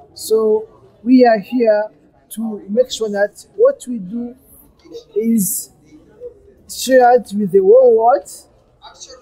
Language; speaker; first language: English; non-native, local second language; Kinyarwanda